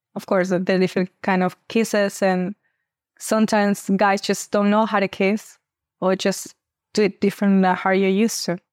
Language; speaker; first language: English; non-native, fluent; Spanish